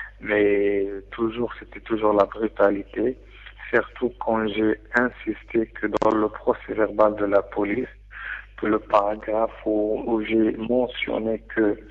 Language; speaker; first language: French; non-native, local second language; Arabic